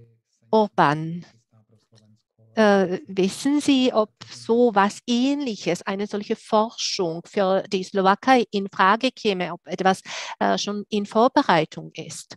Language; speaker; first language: German; non-native, fluent; Czech